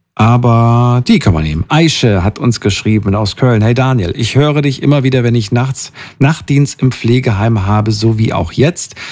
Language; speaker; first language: German; native; German